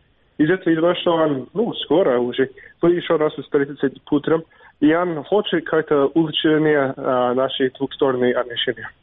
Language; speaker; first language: Russian; non-native, fluent; English